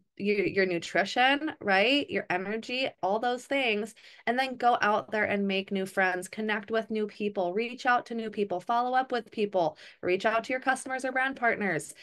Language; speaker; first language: English; native; English